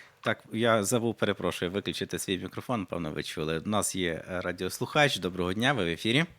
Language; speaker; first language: Ukrainian; native; Ukrainian